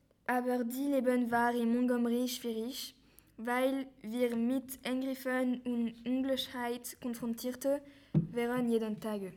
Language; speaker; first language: German; non-native, learner; French